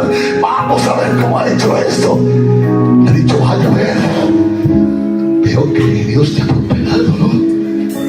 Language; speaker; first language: Spanish; native; Spanish